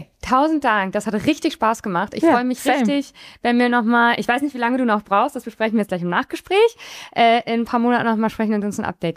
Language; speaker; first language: German; native; German